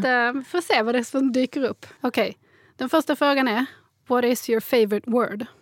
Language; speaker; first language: Swedish; native; Swedish